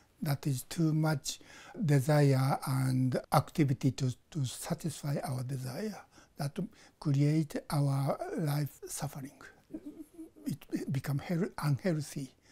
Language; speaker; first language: English; non-native, fluent; Japanese